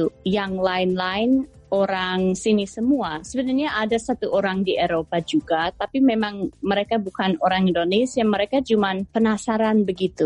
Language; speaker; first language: Indonesian; non-native, fluent; English